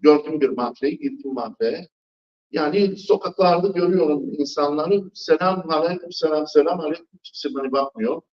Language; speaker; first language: Turkish; non-native, fluent; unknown